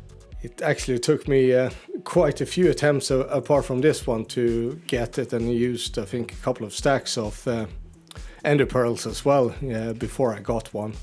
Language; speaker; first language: English; native; English